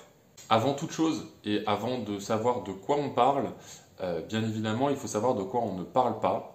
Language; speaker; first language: French; native; French